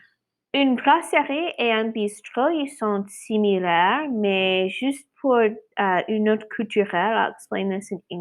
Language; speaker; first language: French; non-native, fluent; English